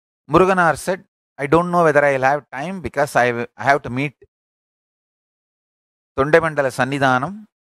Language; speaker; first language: English; non-native, local second language; Tamil